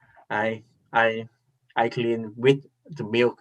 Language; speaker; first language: English; non-native, learner; Thai